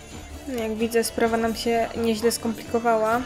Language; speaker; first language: Polish; native; Polish